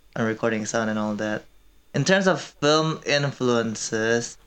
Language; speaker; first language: English; early bilingual, other home language; Korean